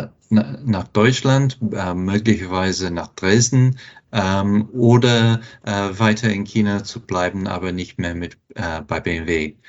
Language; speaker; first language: German; non-native, fluent; English